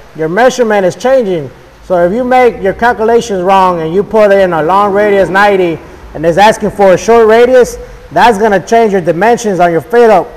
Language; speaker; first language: English; early bilingual, other home language; Spanish